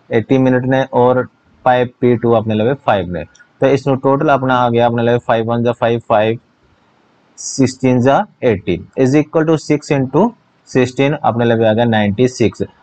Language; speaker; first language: Hindi; non-native, local second language; Punjabi